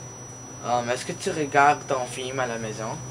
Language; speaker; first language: French; non-native, learner; Spanish